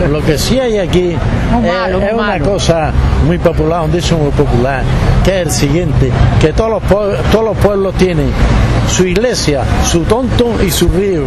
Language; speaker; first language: Spanish; native; Spanish